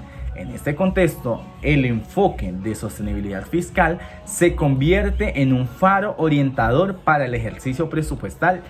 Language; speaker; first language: Spanish; native; Spanish